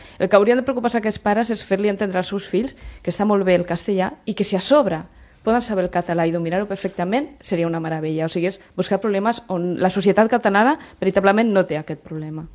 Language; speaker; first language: Catalan; non-native, local second language; Spanish